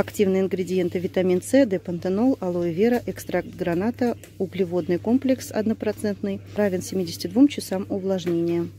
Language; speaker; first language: Russian; native; Russian